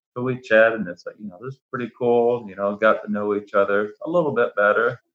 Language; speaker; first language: English; native; English